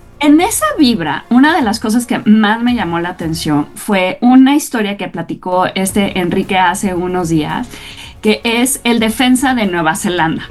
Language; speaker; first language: Spanish; native; Spanish